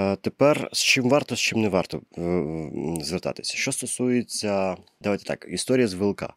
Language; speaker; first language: Ukrainian; non-native, local second language; Russian